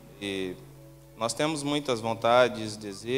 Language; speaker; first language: Portuguese; native; Portuguese